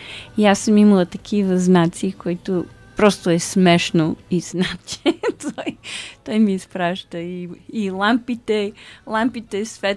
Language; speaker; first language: Bulgarian; early bilingual, heritage; Bulgarian